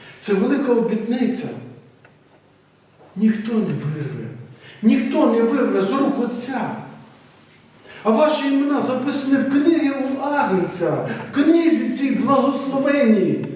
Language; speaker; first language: Ukrainian; native; Ukrainian